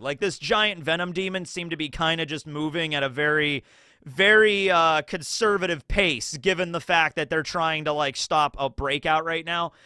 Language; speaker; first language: English; native; English